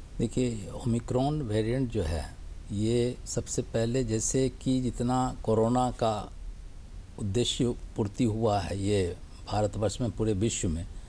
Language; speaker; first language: Hindi; native; Hindi